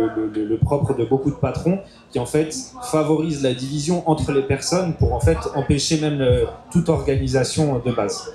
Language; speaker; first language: French; native; French